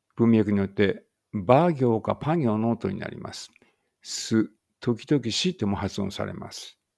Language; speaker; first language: Japanese; native; Japanese